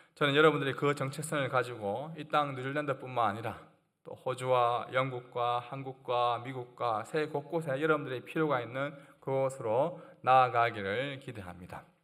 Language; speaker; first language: Korean; native; Korean